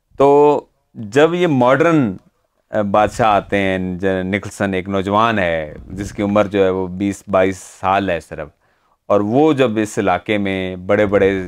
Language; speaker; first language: Urdu; native; Urdu